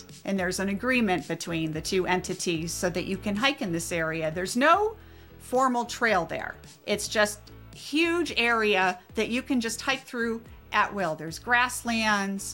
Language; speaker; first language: English; native; English